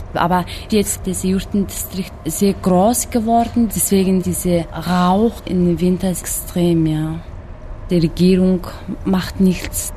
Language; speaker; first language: German; non-native, learner; Mongolian